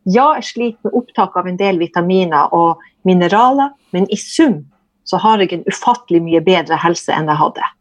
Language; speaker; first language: Norwegian; native; Norwegian